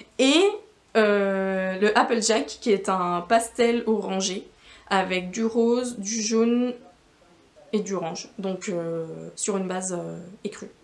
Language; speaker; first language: French; non-native, fluent; Spanish